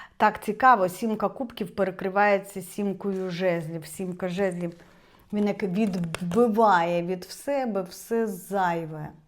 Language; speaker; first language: Ukrainian; non-native, local second language; Russian